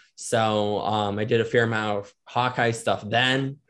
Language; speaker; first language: English; native; English